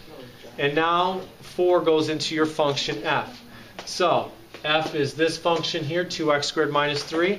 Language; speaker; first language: English; native; English